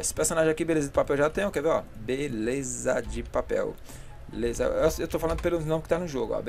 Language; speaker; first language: Portuguese; native; Portuguese